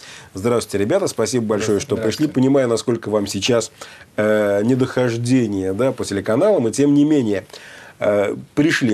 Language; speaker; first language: Russian; native; Russian